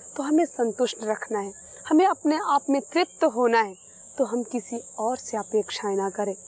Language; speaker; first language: Hindi; native; Hindi